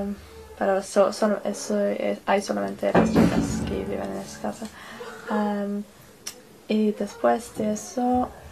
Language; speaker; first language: Spanish; non-native, learner; English